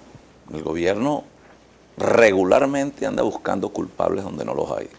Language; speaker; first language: Spanish; native; Spanish